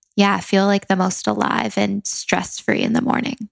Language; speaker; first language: English; native; English